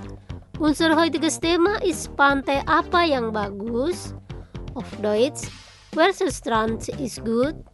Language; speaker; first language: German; non-native, fluent; Indonesian